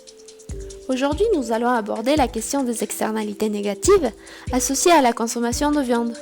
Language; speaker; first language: French; non-native, fluent; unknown